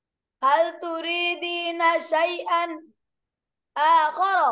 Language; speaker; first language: Arabic; non-native, learner; Bangla